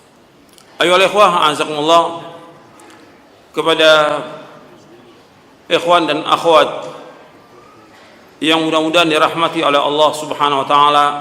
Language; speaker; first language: Indonesian; native; Indonesian